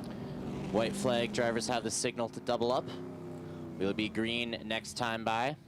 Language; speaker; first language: English; native; English